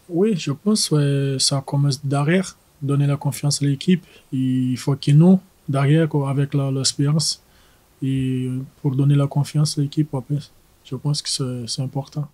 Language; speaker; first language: French; non-native, learner; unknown